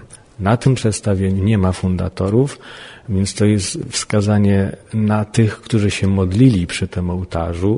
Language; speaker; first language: Polish; native; Polish